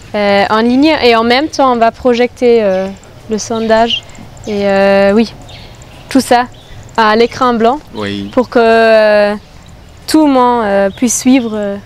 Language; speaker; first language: French; non-native, fluent; German